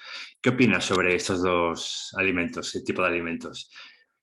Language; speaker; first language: Spanish; native; Spanish